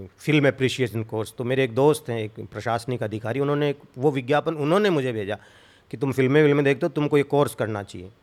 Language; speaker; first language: Hindi; native; Hindi